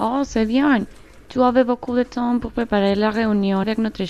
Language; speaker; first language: French; non-native, learner; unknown